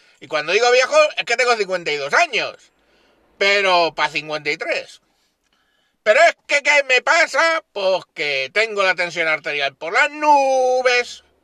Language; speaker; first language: Spanish; native; Spanish